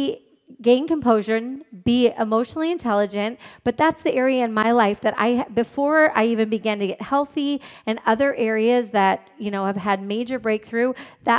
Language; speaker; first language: English; native; English